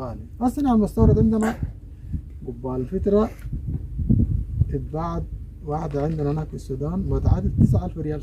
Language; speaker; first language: Arabic; native; Arabic